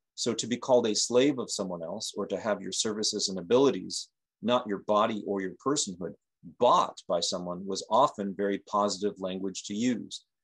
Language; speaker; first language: English; native; English